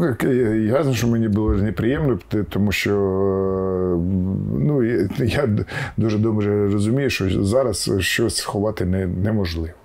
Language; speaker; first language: Ukrainian; non-native, local second language; Russian